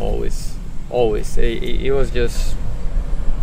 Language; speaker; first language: English; non-native, fluent; Spanish